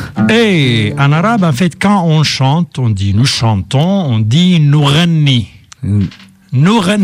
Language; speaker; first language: French; non-native, fluent; Arabic